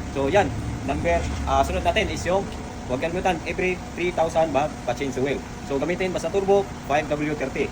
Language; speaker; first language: Filipino; non-native, local second language; Cebuano